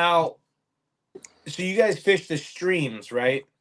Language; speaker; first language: English; native; English